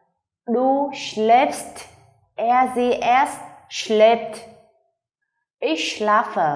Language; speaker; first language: German; non-native, fluent; Vietnamese